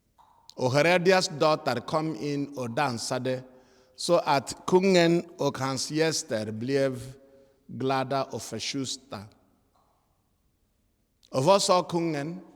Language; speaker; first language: Swedish; non-native, fluent; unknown